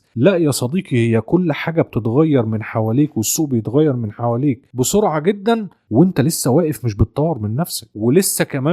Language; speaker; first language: Arabic; native; Arabic